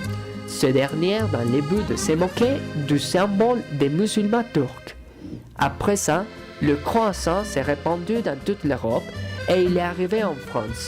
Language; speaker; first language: French; non-native, learner; Spanish